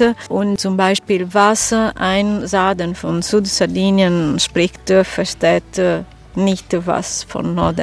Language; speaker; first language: German; non-native, fluent; Italian